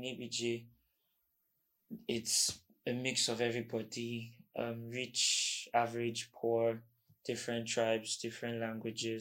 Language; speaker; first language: English; non-native, local second language; Igbo